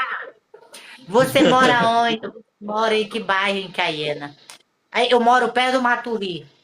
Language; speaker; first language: Portuguese; native; Portuguese